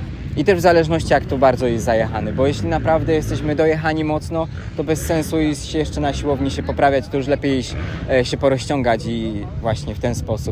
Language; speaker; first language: Polish; native; Polish